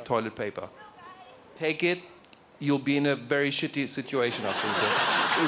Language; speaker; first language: English; non-native, fluent; German